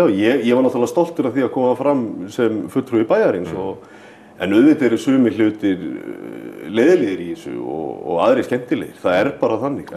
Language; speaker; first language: Icelandic; native; Icelandic